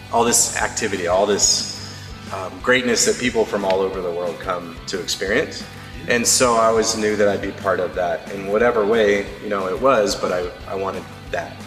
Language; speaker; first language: English; native; English